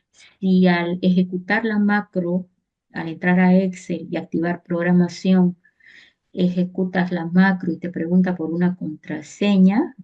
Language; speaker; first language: Spanish; native; Spanish